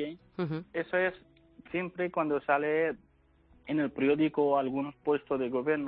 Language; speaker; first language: Spanish; non-native, learner; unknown